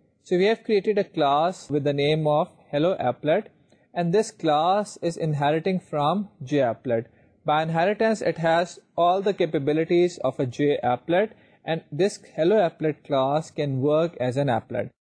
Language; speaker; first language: English; non-native, local second language; Urdu